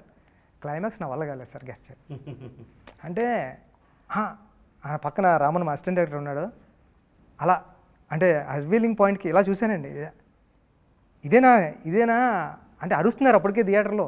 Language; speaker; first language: Telugu; native; Telugu